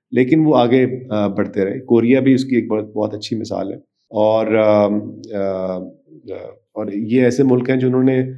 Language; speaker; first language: Urdu; native; Urdu